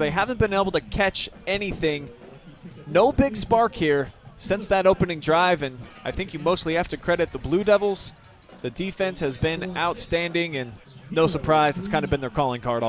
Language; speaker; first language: English; native; English